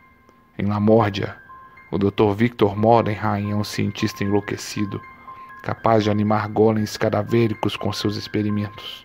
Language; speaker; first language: Portuguese; native; Portuguese